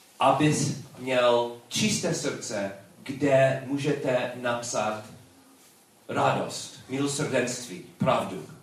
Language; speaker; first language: Czech; non-native, learner; English